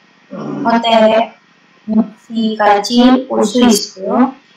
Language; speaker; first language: Korean; non-native, learner; Indonesian